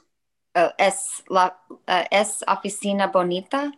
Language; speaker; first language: Spanish; non-native, learner; English